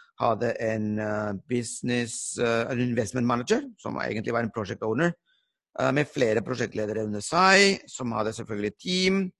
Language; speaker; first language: Norwegian; non-native, fluent; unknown